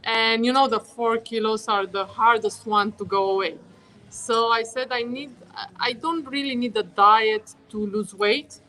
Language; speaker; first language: English; non-native, fluent; Romanian